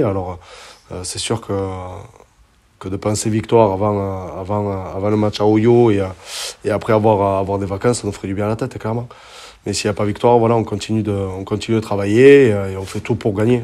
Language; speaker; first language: French; native; French